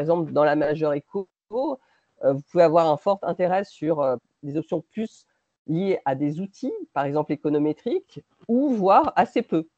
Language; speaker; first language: French; native; French